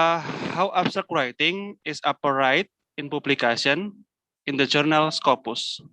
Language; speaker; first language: English; non-native, learner; Indonesian